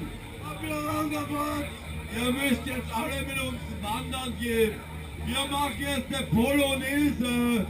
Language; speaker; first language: German; native; German